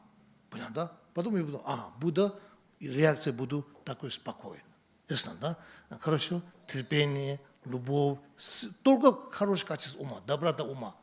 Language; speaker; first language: Russian; non-native, learner; Tibetan